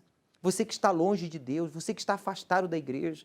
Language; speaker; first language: Portuguese; native; Portuguese